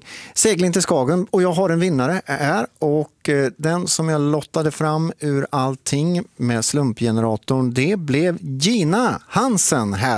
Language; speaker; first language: Swedish; native; Swedish